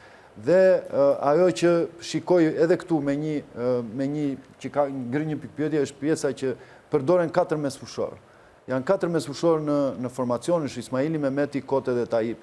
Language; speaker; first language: Albanian; native; Albanian